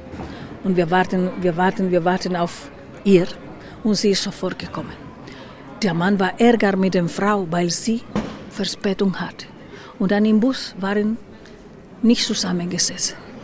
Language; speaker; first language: German; non-native, learner; Spanish